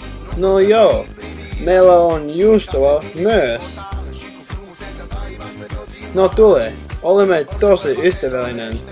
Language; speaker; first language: Finnish; non-native, learner; English